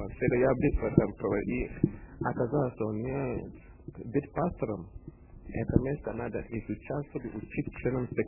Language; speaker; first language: Russian; non-native, fluent; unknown